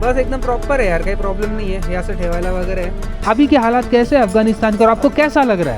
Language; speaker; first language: Hindi; non-native, local second language; Marathi